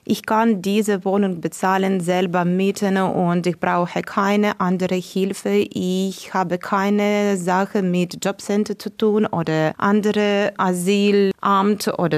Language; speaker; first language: German; non-native, learner; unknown